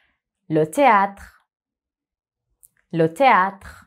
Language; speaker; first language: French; non-native, fluent; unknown